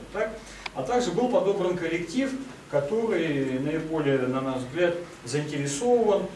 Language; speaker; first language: Russian; native; Russian